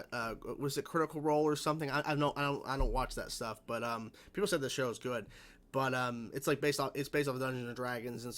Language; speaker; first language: English; native; English